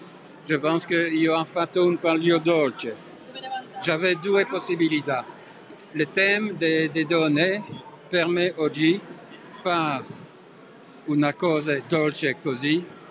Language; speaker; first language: Italian; non-native, learner; French